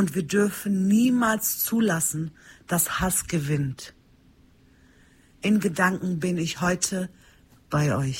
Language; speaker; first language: German; early bilingual, other home language; Turkish